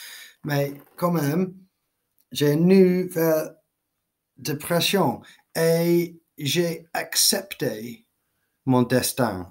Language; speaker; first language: French; non-native, learner; English